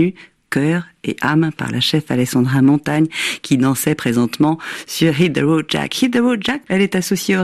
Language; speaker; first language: French; native; French